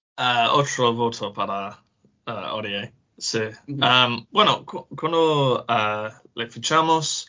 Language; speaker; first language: Spanish; non-native, learner; English